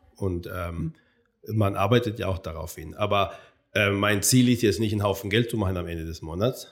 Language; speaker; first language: German; non-native, fluent; Spanish